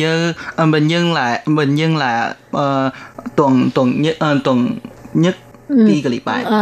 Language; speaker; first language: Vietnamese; non-native, learner; Chinese